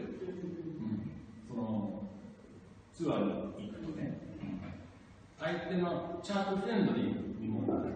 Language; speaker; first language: Japanese; non-native, fluent; English